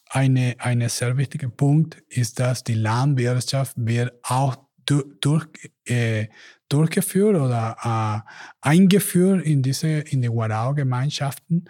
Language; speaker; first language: German; non-native, learner; Spanish